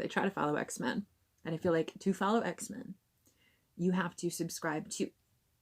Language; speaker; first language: English; native; English